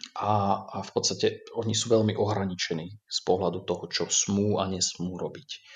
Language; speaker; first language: Slovak; native; Slovak